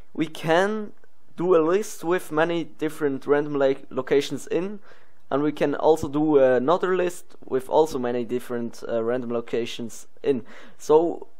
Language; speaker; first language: English; non-native, learner; Swiss German